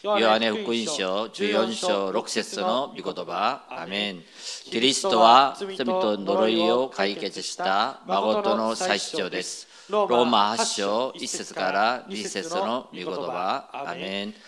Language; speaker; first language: Japanese; non-native, fluent; Korean